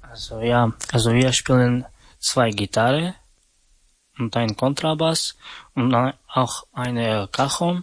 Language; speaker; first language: German; non-native, learner; Romany